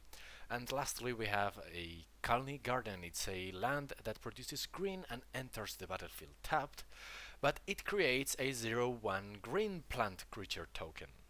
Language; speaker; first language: English; non-native, fluent; Spanish